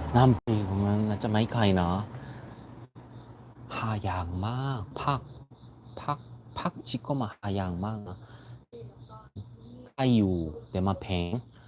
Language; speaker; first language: Thai; non-native, learner; Korean